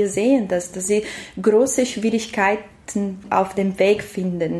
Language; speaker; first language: German; non-native, learner; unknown